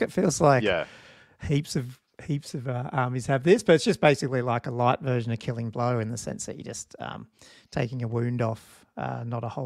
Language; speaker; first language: English; native; English